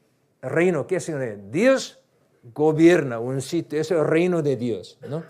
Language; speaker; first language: Spanish; non-native, learner; Korean